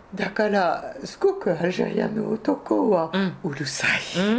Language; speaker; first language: Japanese; non-native, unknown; French